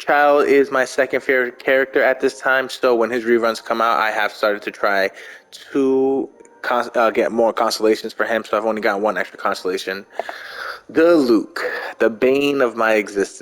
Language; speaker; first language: English; native; English